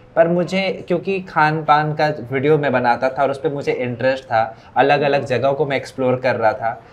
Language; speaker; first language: Hindi; native; Hindi